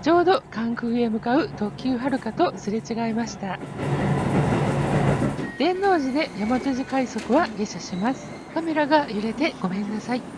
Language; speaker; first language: Japanese; native; Japanese